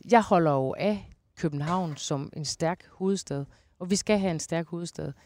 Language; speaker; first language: Danish; native; Danish